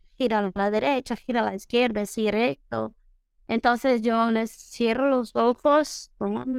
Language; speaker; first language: Spanish; non-native, fluent; Portuguese